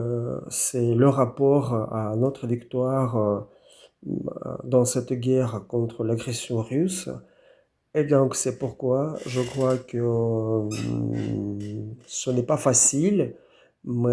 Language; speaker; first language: French; non-native, fluent; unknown